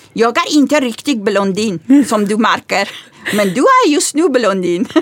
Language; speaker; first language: Swedish; non-native, fluent; Persian